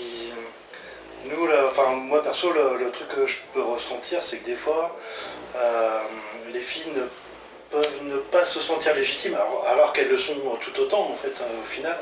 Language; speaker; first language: French; native; French